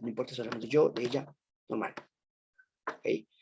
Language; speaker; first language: Spanish; native; Spanish